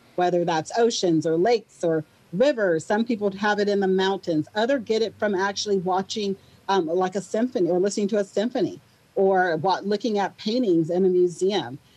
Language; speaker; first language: English; native; English